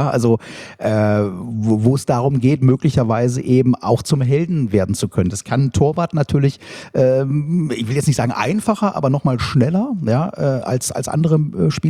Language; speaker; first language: German; native; German